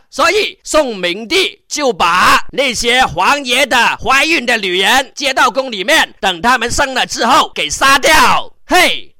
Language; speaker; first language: Chinese; non-native, local second language; Cantonese